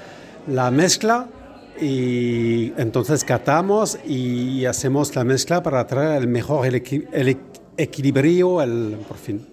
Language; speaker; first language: Spanish; non-native, fluent; French